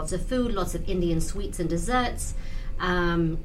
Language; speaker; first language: English; non-native, local second language; Punjabi